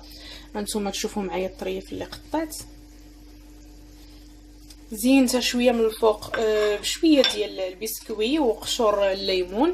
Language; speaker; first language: Arabic; native; Arabic